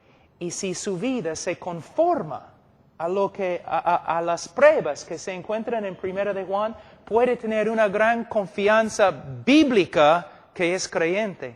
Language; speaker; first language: Spanish; non-native, fluent; English